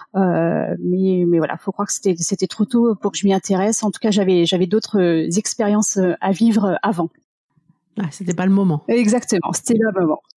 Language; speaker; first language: French; native; French